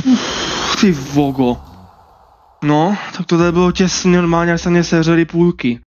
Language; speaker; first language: Czech; native; Czech